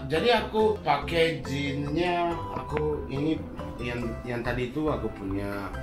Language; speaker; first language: Indonesian; non-native, fluent; Japanese